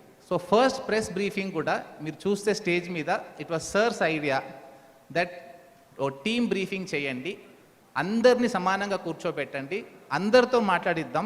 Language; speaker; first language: Telugu; native; Telugu